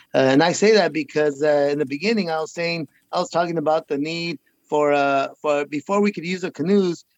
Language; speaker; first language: English; native; English